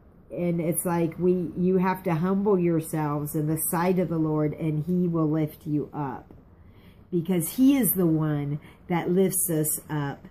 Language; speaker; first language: English; native; English